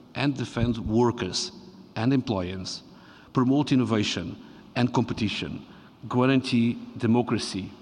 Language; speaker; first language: English; non-native, fluent; Portuguese